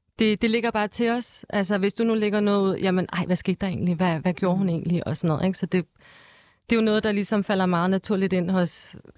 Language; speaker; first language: Danish; early bilingual, other home language; Turkish